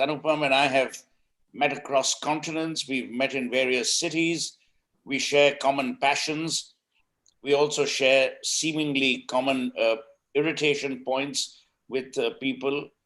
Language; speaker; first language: English; non-native, local second language; Hindi